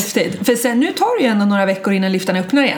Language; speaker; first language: Swedish; native; Swedish